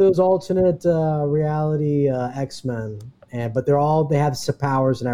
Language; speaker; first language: English; native; English